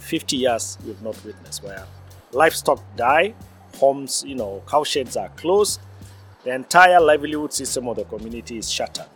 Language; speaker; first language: English; non-native, local second language; Masai